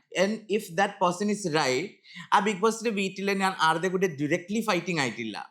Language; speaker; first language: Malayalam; non-native, learner; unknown